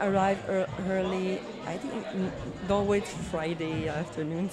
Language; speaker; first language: English; non-native, fluent; French